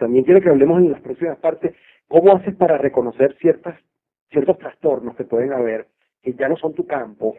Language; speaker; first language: Spanish; native; Spanish